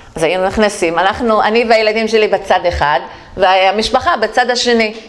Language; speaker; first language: Hebrew; non-native, local second language; Arabic